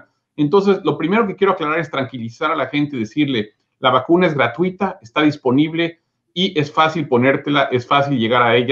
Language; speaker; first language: Spanish; native; Spanish